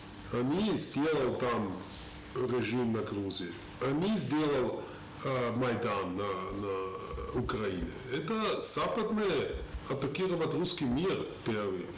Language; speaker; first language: Russian; non-native, learner; German